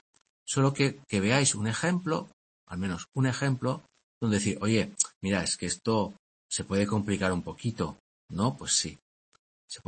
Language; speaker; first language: Spanish; native; Spanish